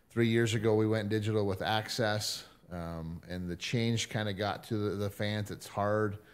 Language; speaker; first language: English; native; English